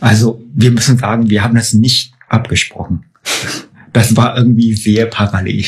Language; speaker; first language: German; non-native, fluent; Chinese